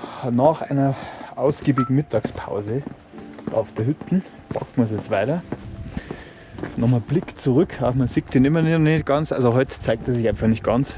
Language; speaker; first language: German; native; German